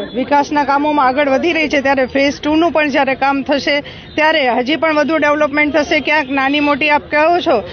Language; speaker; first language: Gujarati; native; Gujarati